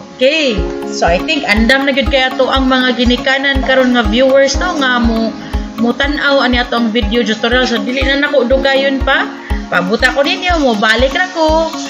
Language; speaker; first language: Cebuano; native; Cebuano